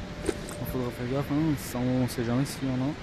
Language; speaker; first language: French; native; French